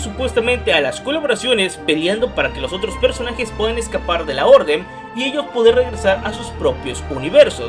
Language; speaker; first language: Spanish; native; Spanish